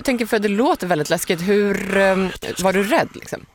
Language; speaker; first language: Swedish; native; Swedish